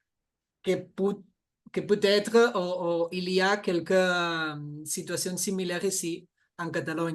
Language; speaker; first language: French; non-native, fluent; Catalan